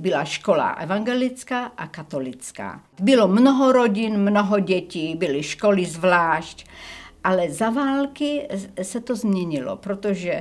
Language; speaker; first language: Czech; early bilingual, heritage; Czech